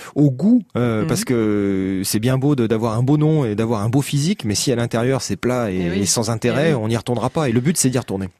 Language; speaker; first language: French; native; French